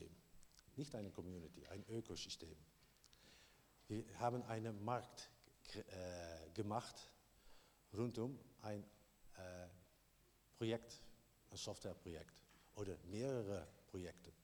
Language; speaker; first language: German; non-native, learner; Dutch